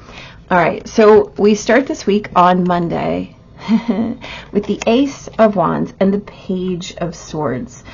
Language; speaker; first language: English; native; English